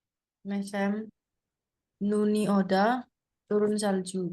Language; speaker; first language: Korean; non-native, learner; Indonesian